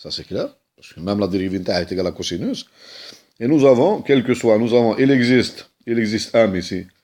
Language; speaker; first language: French; non-native, local second language; Arabic